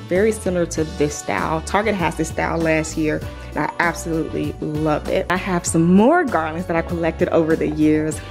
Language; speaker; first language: English; native; English